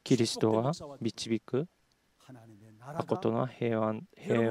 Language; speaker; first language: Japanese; non-native, fluent; Korean